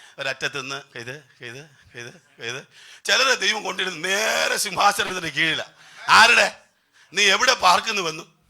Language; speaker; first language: Malayalam; non-native, local second language; Tamil